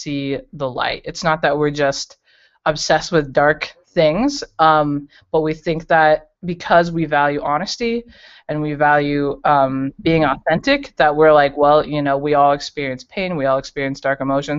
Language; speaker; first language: English; native; English